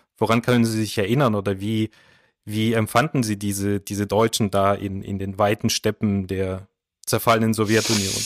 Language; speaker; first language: German; early bilingual, other home language; Russian